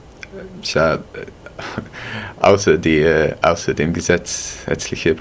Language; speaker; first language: German; non-native, fluent; English